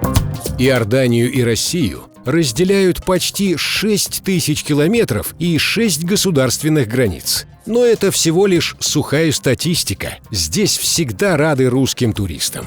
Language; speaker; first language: Russian; native; Russian